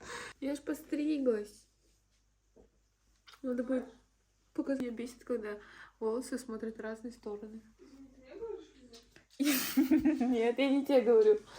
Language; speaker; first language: Russian; native; Russian